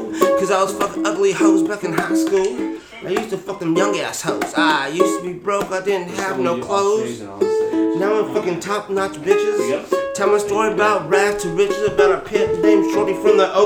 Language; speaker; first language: English; native; English